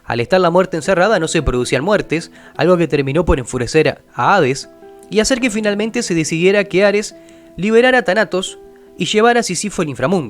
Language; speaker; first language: Spanish; native; Spanish